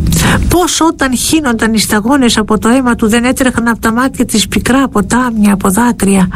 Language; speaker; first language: Greek; native; Greek